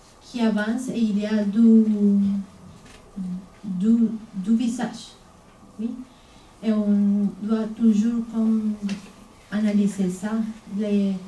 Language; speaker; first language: French; non-native, fluent; Spanish